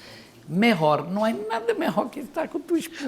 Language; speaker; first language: Spanish; non-native, fluent; Portuguese